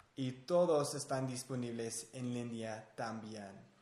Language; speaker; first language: Spanish; non-native, fluent; English